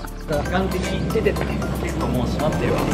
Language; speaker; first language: Japanese; native; Japanese